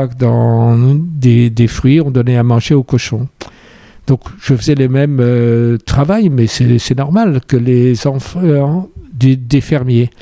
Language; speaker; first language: French; native; French